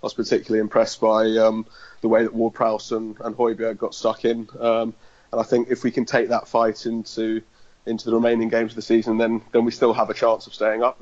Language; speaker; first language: English; native; English